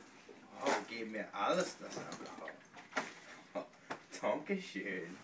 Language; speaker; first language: German; non-native, learner; English